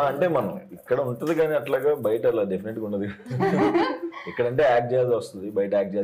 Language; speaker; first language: Telugu; native; Telugu